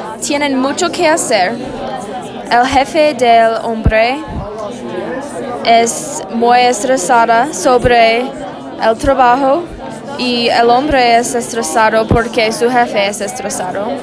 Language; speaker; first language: Spanish; non-native, learner; English